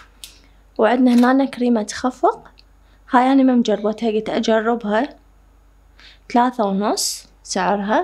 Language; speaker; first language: Arabic; native; Arabic